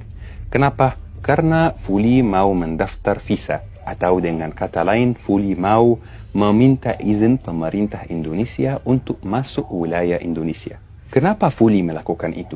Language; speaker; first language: Indonesian; non-native, fluent; Arabic